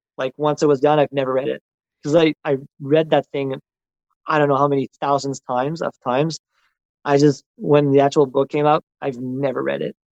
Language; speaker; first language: English; non-native, local second language; French